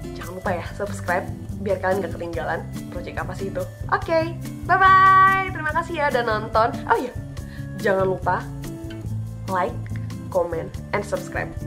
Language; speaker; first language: Indonesian; non-native, local second language; Minangkabau